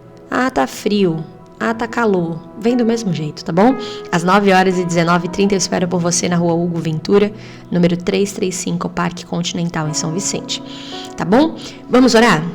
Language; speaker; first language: Portuguese; native; Portuguese